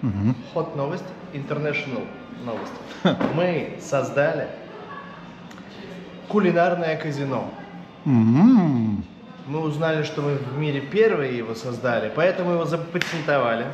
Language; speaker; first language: Russian; native; Russian